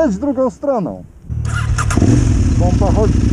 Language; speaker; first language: Polish; native; Polish